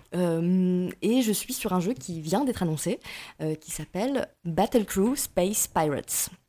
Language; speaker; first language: French; early bilingual, other home language; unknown